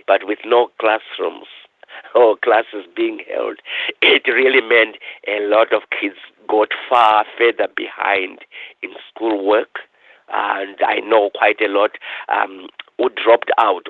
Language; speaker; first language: English; non-native, local second language; Shona